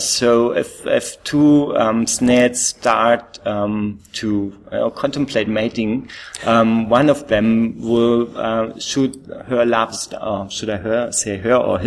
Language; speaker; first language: English; non-native, fluent; German